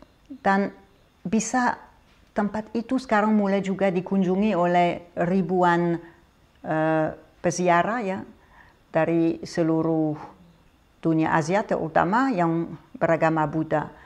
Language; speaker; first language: Indonesian; non-native, fluent; French